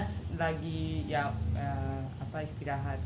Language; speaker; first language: Indonesian; non-native, fluent; Spanish